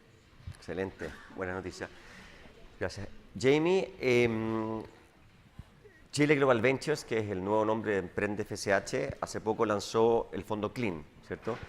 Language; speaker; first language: Spanish; native; Spanish